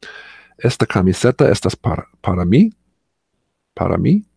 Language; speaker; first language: Spanish; non-native, learner; English